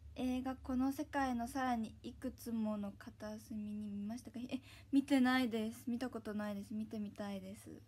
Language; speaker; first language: Japanese; native; Japanese